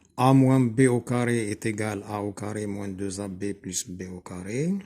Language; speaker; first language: French; non-native, local second language; Arabic